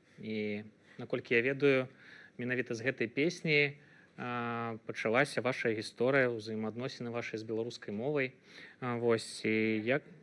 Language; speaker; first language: Belarusian; native; Belarusian